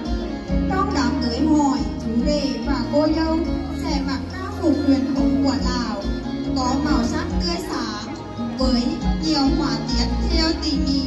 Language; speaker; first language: Vietnamese; native; Vietnamese